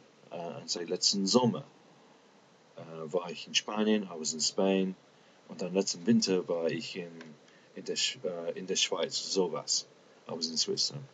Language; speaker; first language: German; non-native, fluent; English